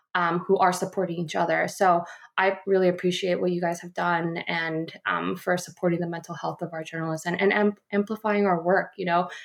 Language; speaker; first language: English; early bilingual, other home language; Korean